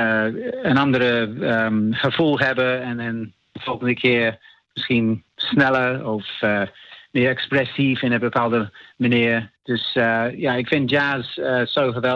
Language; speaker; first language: Dutch; non-native, learner; English